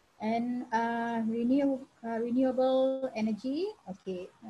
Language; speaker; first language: English; non-native, local second language; Malay